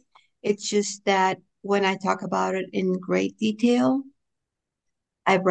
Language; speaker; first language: English; non-native, fluent; Portuguese